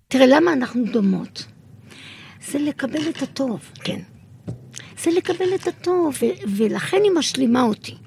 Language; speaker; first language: Hebrew; early bilingual, other home language; Arabic